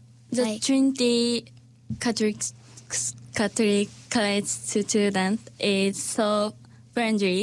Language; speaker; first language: English; non-native, learner; Japanese